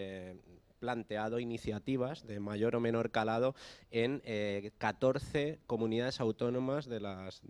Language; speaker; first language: Spanish; native; Spanish